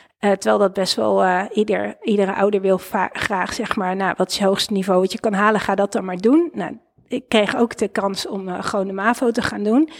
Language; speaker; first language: Dutch; native; Dutch